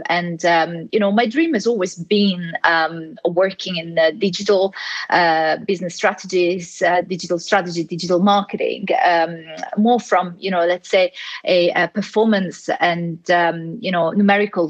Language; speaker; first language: English; non-native, fluent; Italian